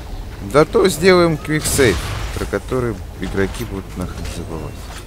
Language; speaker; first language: Russian; native; Russian